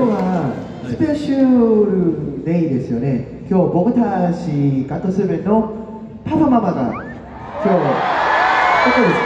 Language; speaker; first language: Japanese; non-native, learner; Korean